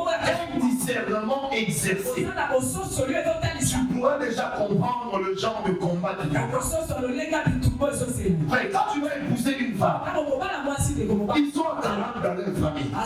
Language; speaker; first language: French; non-native, local second language; Lingala